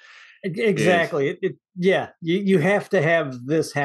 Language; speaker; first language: English; native; English